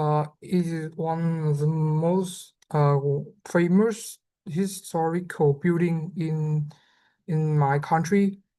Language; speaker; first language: English; non-native, learner; Vietnamese